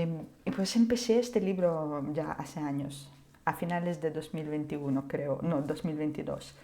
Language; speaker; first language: Spanish; non-native, fluent; Ukrainian